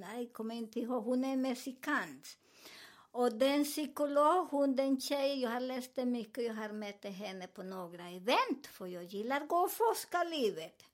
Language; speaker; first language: Swedish; non-native, learner; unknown